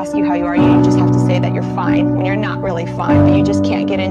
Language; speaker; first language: English; native; English